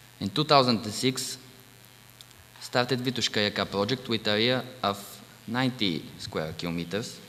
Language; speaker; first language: English; non-native, fluent; Bulgarian